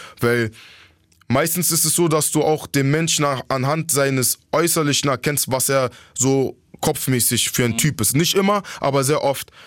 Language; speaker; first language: German; native; German